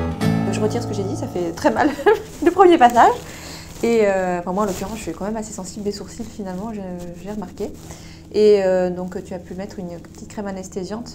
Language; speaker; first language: French; native; French